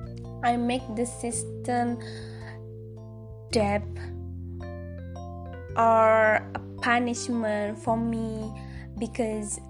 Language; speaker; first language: English; non-native, learner; Indonesian